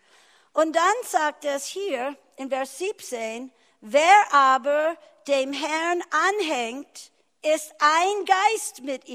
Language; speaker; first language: German; non-native, fluent; English